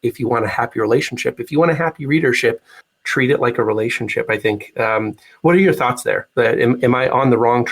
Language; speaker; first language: English; native; English